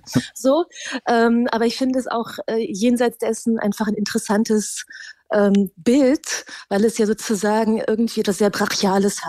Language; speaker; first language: German; native; German